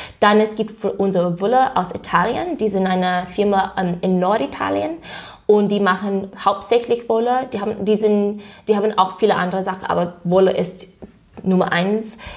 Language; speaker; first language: German; non-native, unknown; English